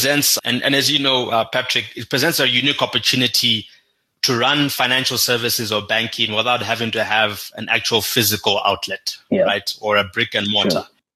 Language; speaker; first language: English; non-native, local second language; Shona